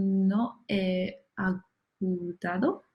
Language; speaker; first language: Spanish; non-native, learner; Cantonese